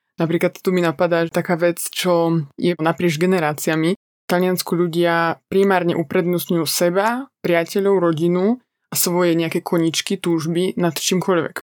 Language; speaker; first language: Slovak; native; Slovak